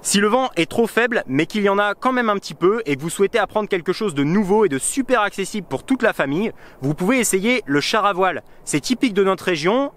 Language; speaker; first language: French; native; French